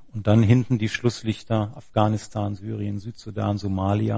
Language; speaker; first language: German; native; German